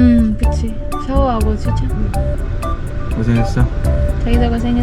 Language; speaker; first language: Korean; non-native, learner; Spanish